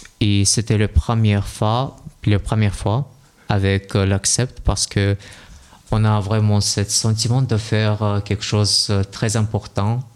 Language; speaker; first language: French; non-native, learner; Russian